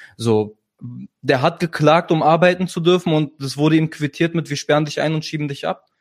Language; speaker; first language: German; early bilingual, other home language; Arabic